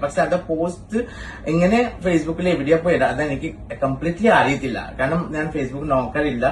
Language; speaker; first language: Malayalam; non-native, fluent; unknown